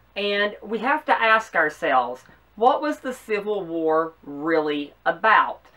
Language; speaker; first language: English; native; English